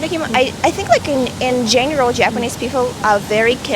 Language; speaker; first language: English; non-native, fluent; Russian